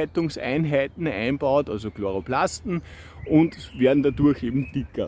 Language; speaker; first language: German; native; German